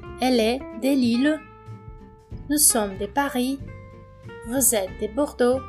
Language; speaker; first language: French; non-native, fluent; Portuguese